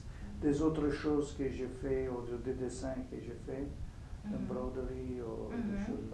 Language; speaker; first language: French; non-native, fluent; Italian